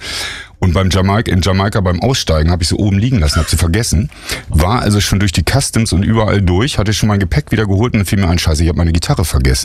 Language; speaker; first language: German; native; German